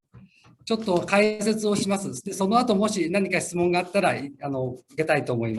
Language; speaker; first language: Japanese; native; Japanese